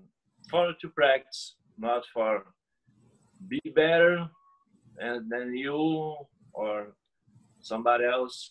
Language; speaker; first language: English; non-native, learner; Portuguese